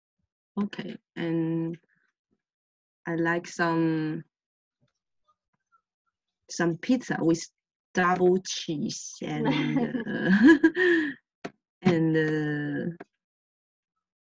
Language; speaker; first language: English; non-native, learner; Chinese